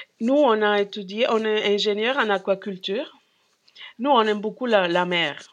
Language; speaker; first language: French; non-native, fluent; Spanish